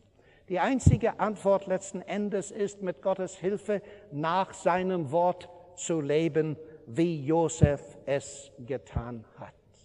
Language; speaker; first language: German; non-native, fluent; English